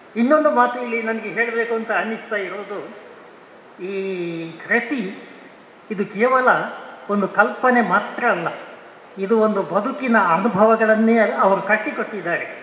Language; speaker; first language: Kannada; non-native, local second language; Badaga